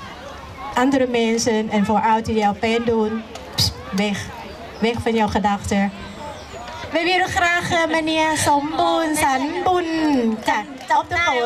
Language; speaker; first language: Dutch; non-native, learner; Thai